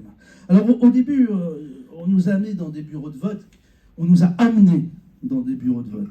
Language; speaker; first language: French; native; French